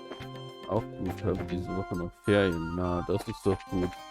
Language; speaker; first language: German; native; German